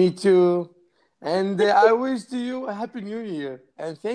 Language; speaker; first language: English; non-native, learner; Arabic